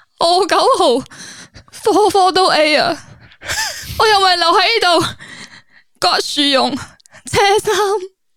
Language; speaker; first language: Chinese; native; Chinese